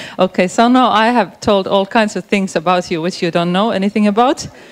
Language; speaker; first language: English; non-native, fluent; Finnish